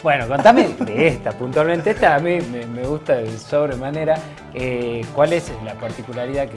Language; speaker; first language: Spanish; native; Spanish